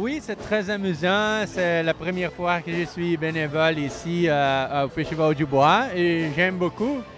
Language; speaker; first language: French; non-native, local second language; English